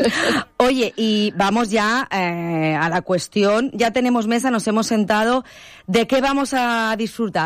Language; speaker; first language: Spanish; native; Spanish